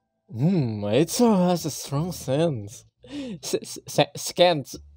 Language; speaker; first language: English; non-native, fluent; Indonesian